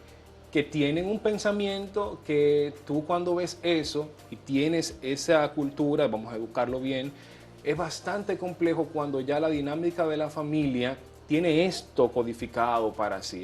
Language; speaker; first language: Spanish; native; Spanish